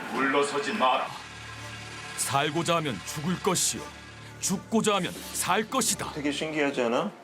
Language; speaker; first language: Korean; non-native, fluent; English